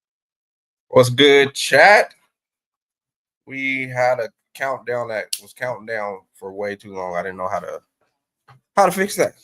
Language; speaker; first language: English; native; English